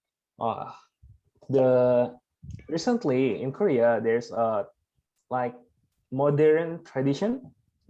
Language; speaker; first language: English; non-native, fluent; Indonesian